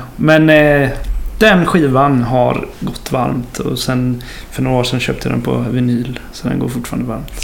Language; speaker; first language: Swedish; native; Swedish